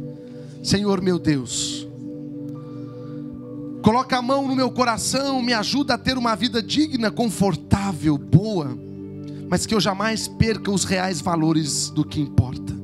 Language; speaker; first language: Portuguese; native; Portuguese